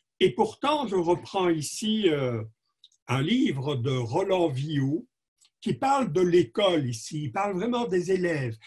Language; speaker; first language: French; native; French